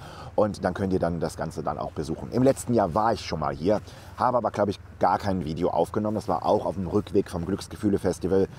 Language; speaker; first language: German; native; German